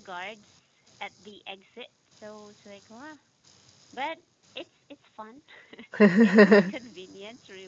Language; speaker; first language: English; non-native, fluent; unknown